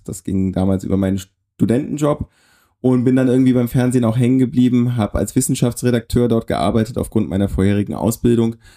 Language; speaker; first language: German; native; German